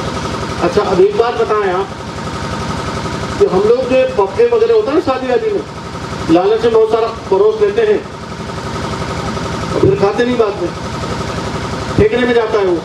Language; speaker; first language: Hindi; native; Hindi